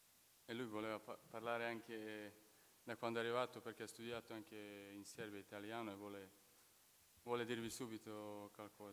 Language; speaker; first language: Italian; non-native, fluent; Serbian